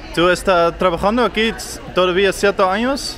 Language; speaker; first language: Spanish; non-native, learner; Dutch